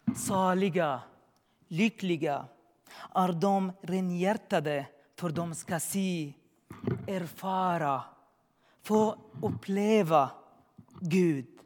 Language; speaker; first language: Swedish; non-native, learner; Arabic